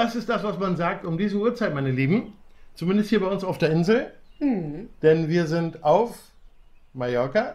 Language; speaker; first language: German; native; German